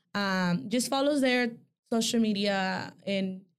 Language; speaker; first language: English; early bilingual, other home language; Spanish